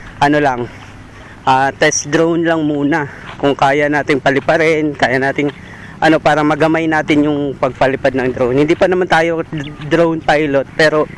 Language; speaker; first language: Filipino; native; Filipino